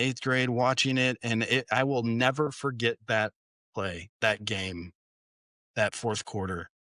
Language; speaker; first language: English; native; English